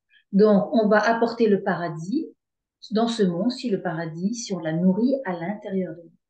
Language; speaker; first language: French; native; French